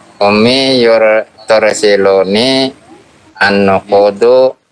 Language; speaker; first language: Arabic; non-native, learner; Indonesian